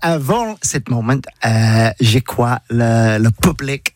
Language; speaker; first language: French; non-native, learner; English